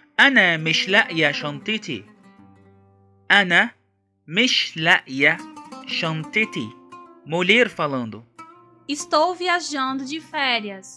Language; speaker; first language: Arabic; non-native, fluent; Portuguese